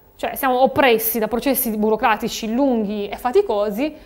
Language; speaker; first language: Italian; native; Italian